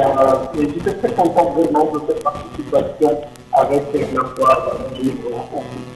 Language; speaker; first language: French; non-native, fluent; Arabic